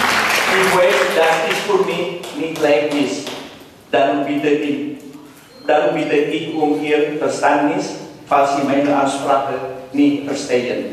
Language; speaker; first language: German; non-native, learner; Indonesian